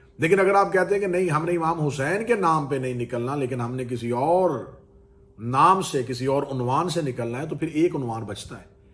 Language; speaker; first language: Urdu; non-native, local second language; Punjabi